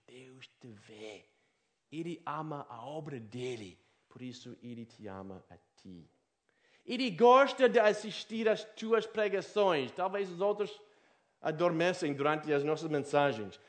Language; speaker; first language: Portuguese; non-native, fluent; English